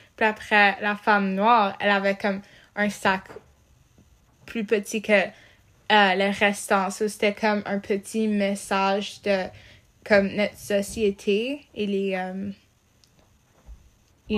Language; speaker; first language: French; non-native, local second language; English